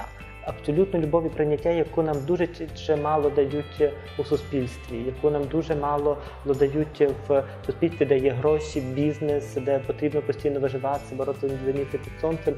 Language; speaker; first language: Ukrainian; native; Ukrainian